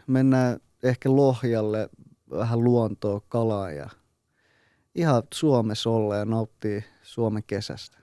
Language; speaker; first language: Finnish; early bilingual, other home language; Persian